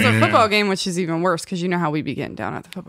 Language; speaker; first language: English; native; English